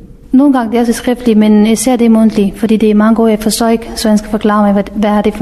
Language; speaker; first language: Danish; non-native, fluent; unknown